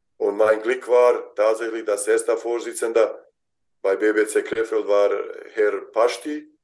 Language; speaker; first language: German; non-native, fluent; Bosnian